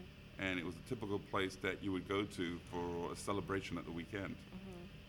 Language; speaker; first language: English; native; English